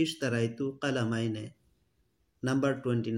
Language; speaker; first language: Arabic; non-native, fluent; Assamese